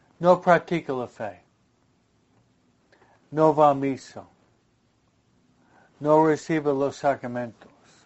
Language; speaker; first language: Spanish; non-native, fluent; English